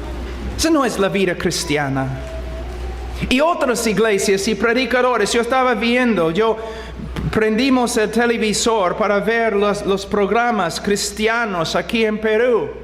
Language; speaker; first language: Spanish; non-native, fluent; English